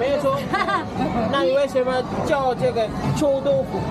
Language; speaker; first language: Chinese; non-native, learner; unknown